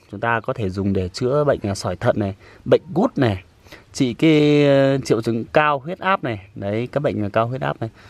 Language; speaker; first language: Vietnamese; non-native, local second language; Iu Mien